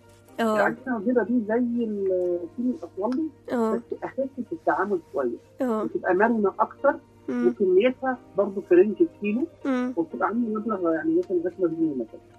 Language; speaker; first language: Arabic; native; Arabic